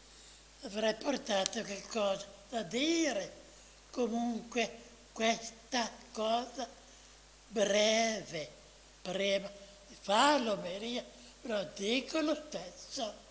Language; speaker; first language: Italian; non-native, fluent; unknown